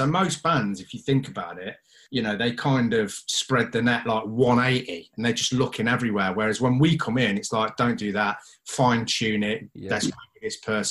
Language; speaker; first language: English; native; English